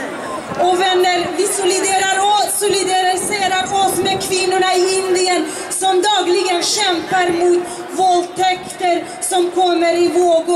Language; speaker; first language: Swedish; non-native, fluent; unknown